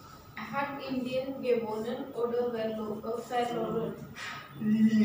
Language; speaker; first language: German; non-native, learner; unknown